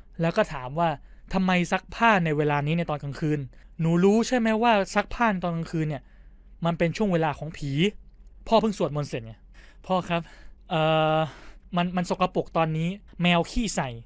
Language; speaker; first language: Thai; native; Thai